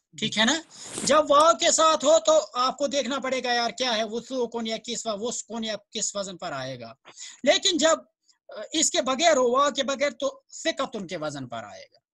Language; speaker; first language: Hindi; non-native, local second language; Kashmiri